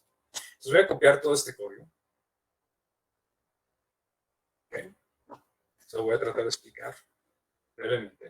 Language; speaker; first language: Spanish; native; Spanish